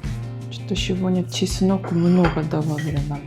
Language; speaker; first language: Russian; non-native, learner; Japanese